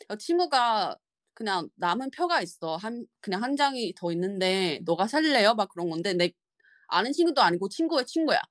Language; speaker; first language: Korean; non-native, fluent; Chinese